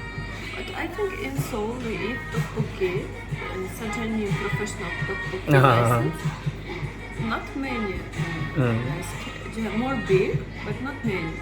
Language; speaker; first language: English; non-native, learner; Russian